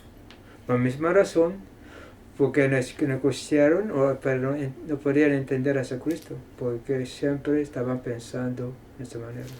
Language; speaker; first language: Spanish; non-native, fluent; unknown